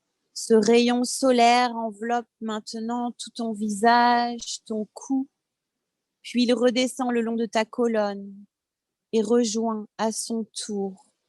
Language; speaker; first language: French; native; French